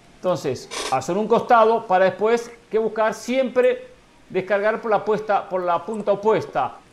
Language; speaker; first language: Spanish; native; Spanish